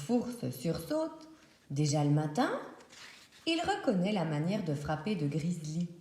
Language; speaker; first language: French; native; French